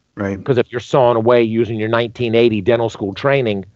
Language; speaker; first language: English; native; English